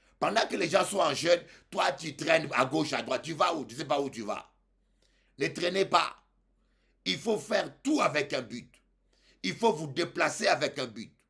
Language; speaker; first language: French; non-native, local second language; Lingala